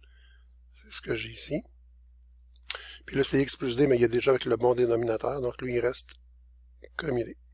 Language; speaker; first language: French; native; French